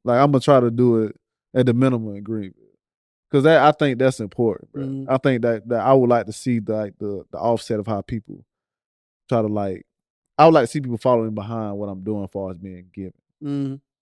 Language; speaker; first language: English; native; English